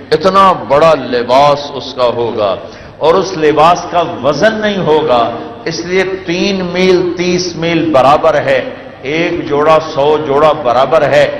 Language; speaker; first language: Urdu; non-native, local second language; Punjabi